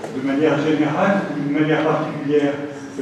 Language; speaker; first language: French; native; French